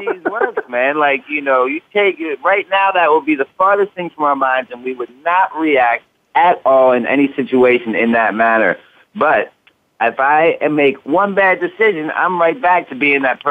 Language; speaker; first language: English; native; English